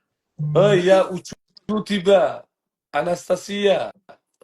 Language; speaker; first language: Russian; non-native, learner; Uzbek